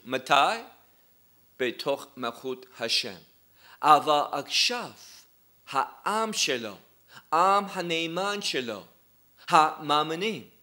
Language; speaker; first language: Hebrew; non-native, fluent; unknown